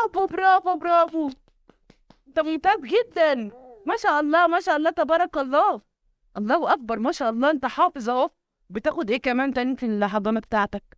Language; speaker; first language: Arabic; native; Arabic